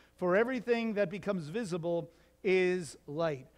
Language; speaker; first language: English; native; English